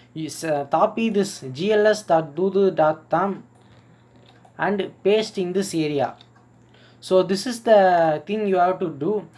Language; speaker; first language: English; non-native, local second language; Tamil